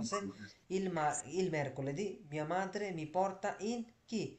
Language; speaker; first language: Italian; non-native, fluent; Bangla